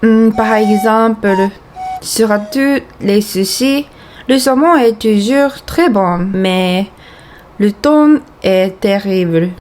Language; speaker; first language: French; non-native, fluent; Japanese